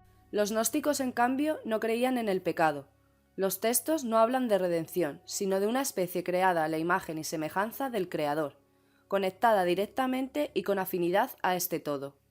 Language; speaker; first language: Spanish; native; Spanish